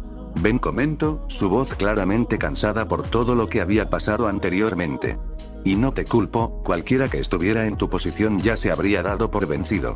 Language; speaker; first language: Spanish; native; Spanish